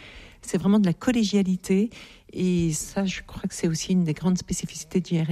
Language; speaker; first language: French; native; French